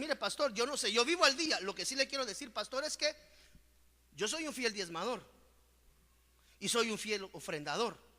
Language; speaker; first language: Spanish; native; Spanish